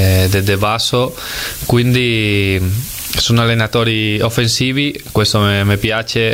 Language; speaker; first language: Italian; non-native, fluent; Spanish